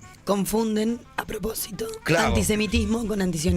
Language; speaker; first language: Spanish; native; Spanish